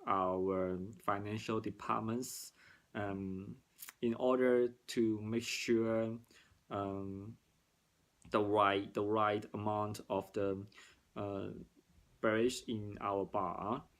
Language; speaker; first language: English; non-native, learner; Cantonese